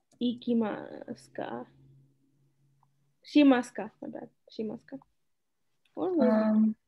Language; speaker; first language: Japanese; non-native, learner; English